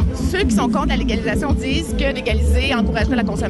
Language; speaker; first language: French; native; French